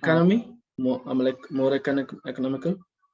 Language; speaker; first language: English; non-native, local second language; Telugu